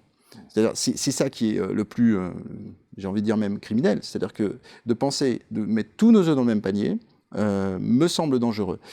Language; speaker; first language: French; native; French